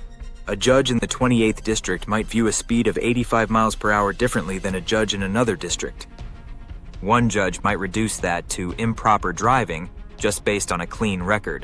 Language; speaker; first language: English; native; English